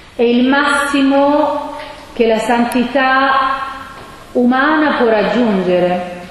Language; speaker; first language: Italian; non-native, fluent; Persian